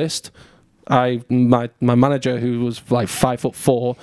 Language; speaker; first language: English; native; English